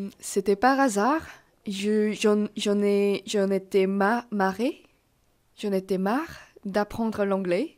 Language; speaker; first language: French; non-native, fluent; Korean